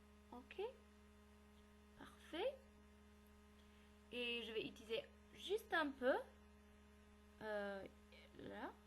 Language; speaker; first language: French; non-native, learner; English